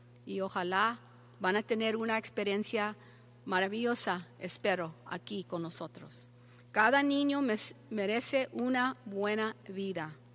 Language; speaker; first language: Spanish; early bilingual, heritage; Spanish